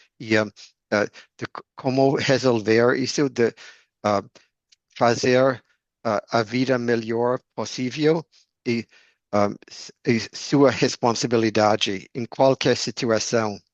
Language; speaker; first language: Portuguese; non-native, learner; English